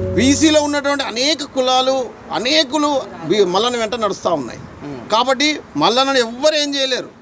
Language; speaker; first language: Telugu; native; Telugu